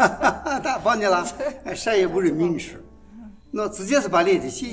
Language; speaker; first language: Russian; non-native, learner; Chinese